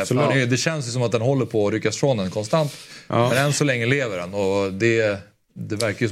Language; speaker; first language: Swedish; native; Swedish